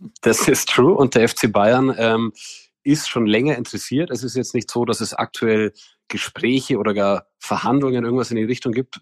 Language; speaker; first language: German; native; German